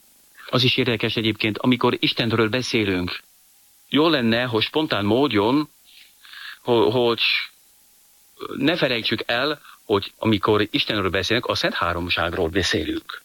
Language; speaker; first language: Hungarian; non-native, fluent; French